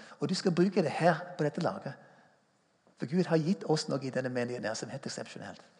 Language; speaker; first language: Norwegian; non-native, fluent; English